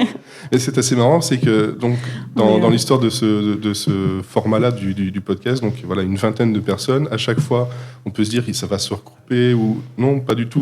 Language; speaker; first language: French; native; French